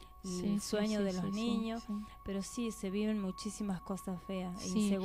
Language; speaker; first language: Spanish; native; Spanish